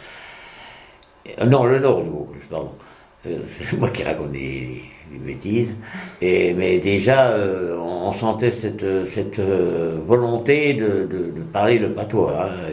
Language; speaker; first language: French; native; French